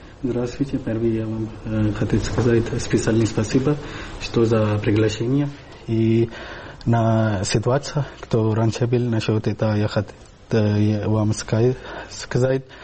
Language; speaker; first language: Russian; non-native, learner; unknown